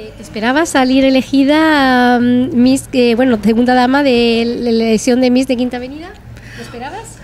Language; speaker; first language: Spanish; native; Spanish